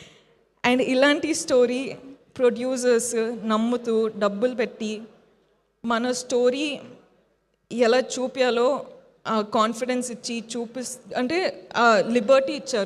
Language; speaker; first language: Telugu; non-native, fluent; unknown